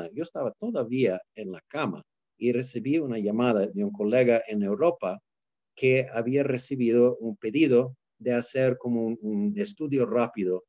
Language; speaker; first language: Spanish; non-native, fluent; English